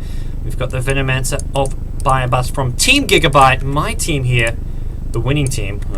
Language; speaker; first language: English; native; English